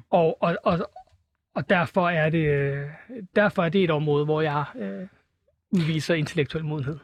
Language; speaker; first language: Danish; native; Danish